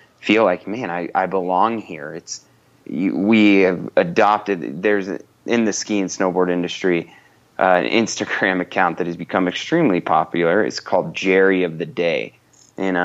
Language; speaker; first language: English; native; English